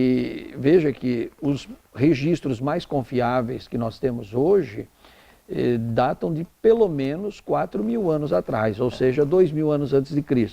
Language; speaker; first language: Portuguese; native; Portuguese